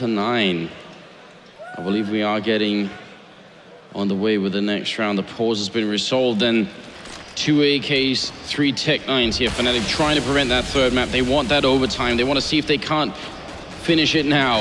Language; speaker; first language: English; non-native, fluent; Swedish